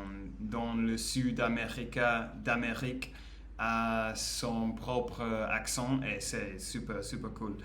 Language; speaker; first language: French; non-native, learner; English